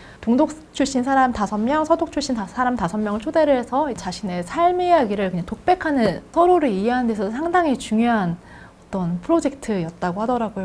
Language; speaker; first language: Korean; native; Korean